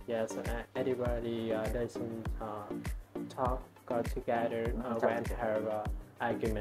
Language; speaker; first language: English; non-native, learner; Vietnamese